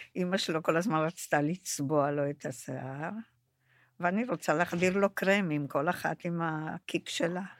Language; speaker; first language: Hebrew; non-native, fluent; Romanian